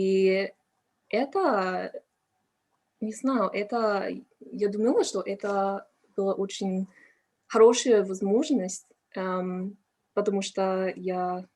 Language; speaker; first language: Russian; non-native, learner; English